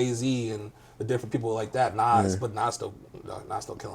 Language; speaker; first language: English; native; English